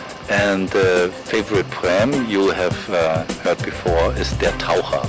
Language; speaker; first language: English; non-native, learner; German